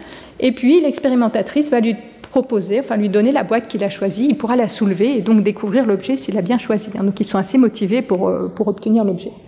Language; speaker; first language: French; native; French